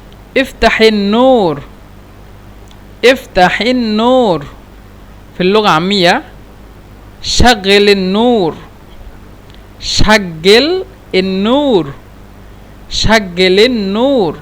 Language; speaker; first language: Arabic; non-native, fluent; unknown